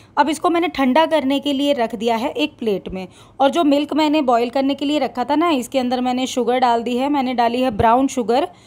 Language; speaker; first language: Hindi; native; Hindi